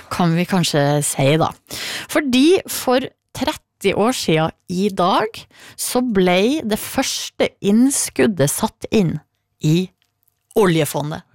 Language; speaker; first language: Norwegian; native; Norwegian